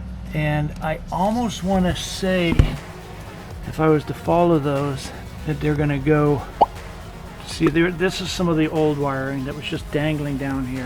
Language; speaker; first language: English; native; English